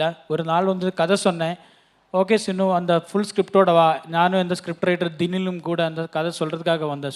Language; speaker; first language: Tamil; non-native, learner; Malayalam